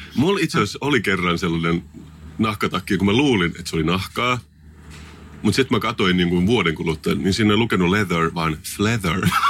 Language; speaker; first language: Finnish; native; Finnish